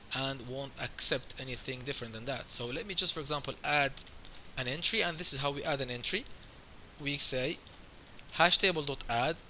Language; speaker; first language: English; non-native, fluent; Arabic